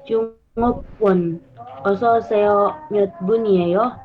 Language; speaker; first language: Korean; non-native, learner; Indonesian